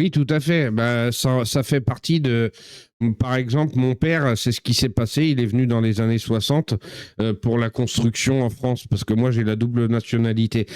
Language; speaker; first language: French; native; French